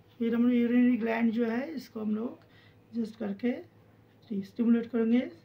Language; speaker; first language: Hindi; non-native, local second language; Bangla